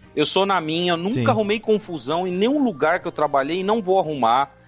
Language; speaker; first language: Portuguese; native; Portuguese